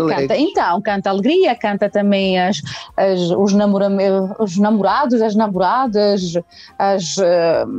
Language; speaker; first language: Portuguese; early bilingual, heritage; Portuguese